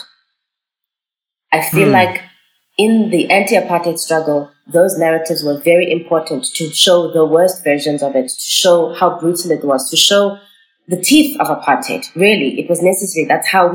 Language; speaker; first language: English; non-native, local second language; Xhosa